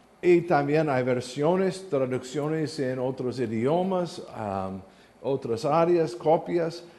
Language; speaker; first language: Spanish; non-native, learner; English